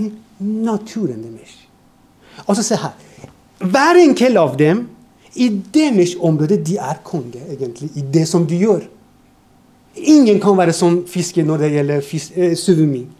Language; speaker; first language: Norwegian; non-native, fluent; Persian